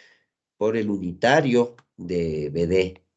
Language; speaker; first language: Spanish; native; Spanish